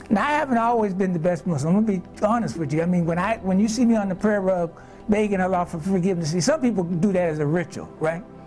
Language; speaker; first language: English; native; English